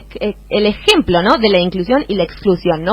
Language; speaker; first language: Spanish; native; Spanish